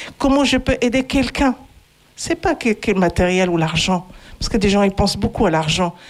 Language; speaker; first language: French; non-native, local second language; Arabic